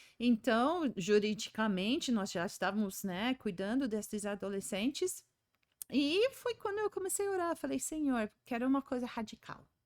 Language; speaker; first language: Portuguese; non-native, fluent; English